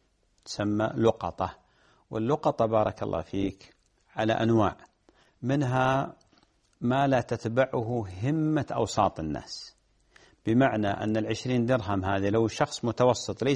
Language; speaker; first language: Arabic; native; Arabic